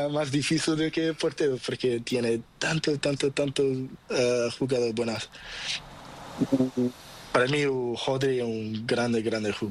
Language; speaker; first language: Spanish; non-native, learner; Portuguese